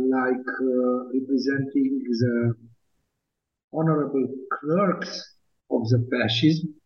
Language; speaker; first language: English; non-native, fluent; Romanian